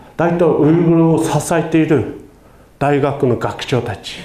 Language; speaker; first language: Japanese; non-native, fluent; Chinese